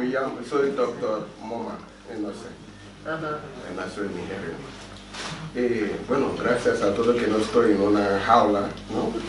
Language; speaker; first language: Spanish; non-native, fluent; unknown